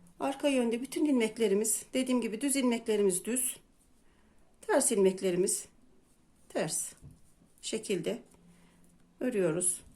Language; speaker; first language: Turkish; native; Turkish